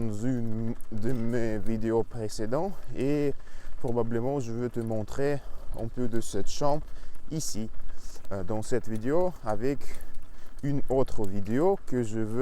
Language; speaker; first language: French; non-native, learner; Russian